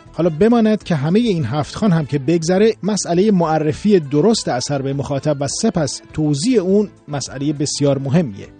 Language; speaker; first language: Persian; native; Persian